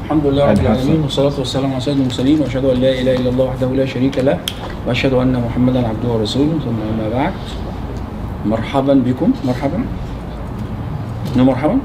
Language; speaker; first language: Arabic; non-native, fluent; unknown